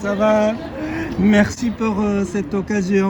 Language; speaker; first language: French; non-native, learner; Japanese